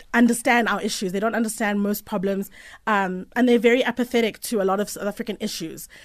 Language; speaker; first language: English; native; English